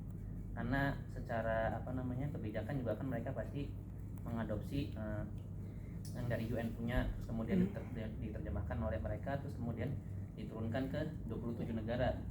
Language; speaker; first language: Indonesian; native; Indonesian